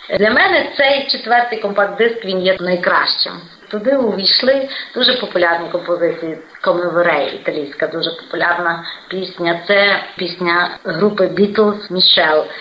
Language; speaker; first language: Ukrainian; native; Ukrainian